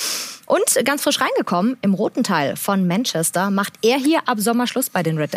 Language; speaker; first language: German; native; German